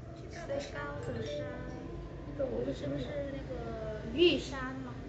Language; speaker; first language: Chinese; non-native, fluent; Vietnamese